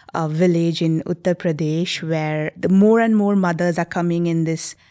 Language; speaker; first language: English; non-native, local second language; Nepali